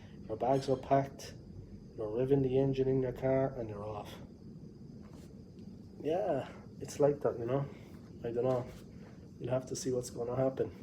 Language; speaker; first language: English; native; English